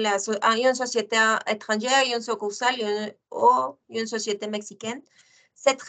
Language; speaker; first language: French; non-native, fluent; Spanish